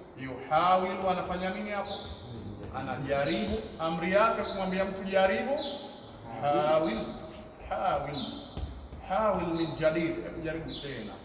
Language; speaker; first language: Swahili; native; Swahili